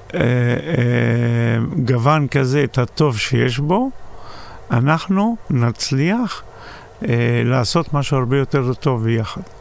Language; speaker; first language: Hebrew; non-native, local second language; Arabic